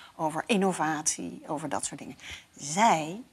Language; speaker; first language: Dutch; native; Dutch